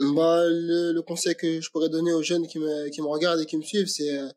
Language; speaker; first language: French; native; French